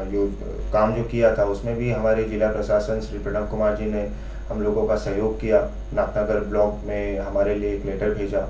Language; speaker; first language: Hindi; native; Hindi